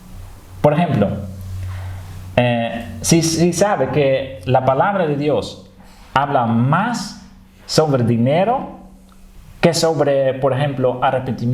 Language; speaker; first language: Spanish; non-native, fluent; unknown